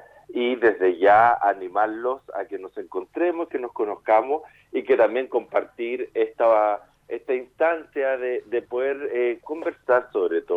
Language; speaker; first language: Spanish; native; Spanish